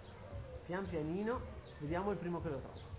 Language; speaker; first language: Italian; native; Italian